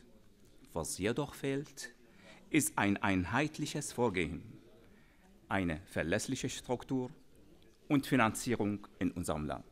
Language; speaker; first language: German; non-native, fluent; Arabic